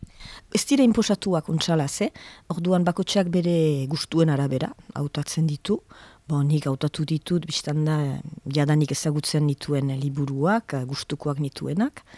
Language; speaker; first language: Basque; native; Basque